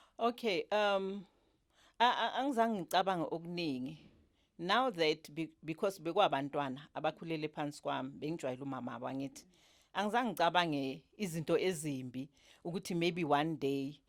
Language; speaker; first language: Zulu; native; Zulu